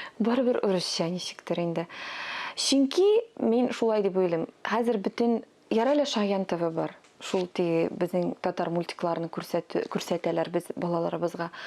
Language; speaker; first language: Tatar; non-native, local second language; Russian